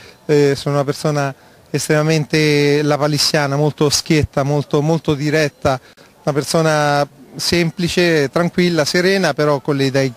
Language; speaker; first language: Italian; native; Italian